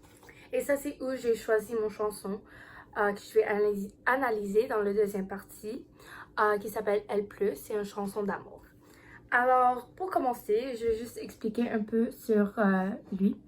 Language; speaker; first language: French; non-native, learner; English